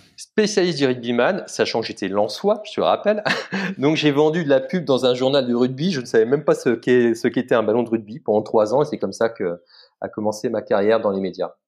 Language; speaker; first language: French; native; French